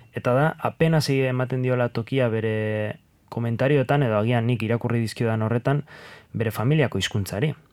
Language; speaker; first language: Basque; non-native, local second language; Spanish